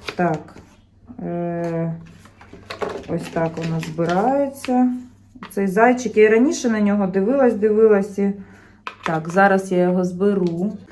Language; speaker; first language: Ukrainian; native; Ukrainian